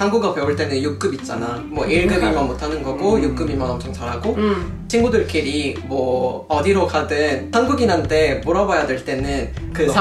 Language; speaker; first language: Korean; non-native, fluent; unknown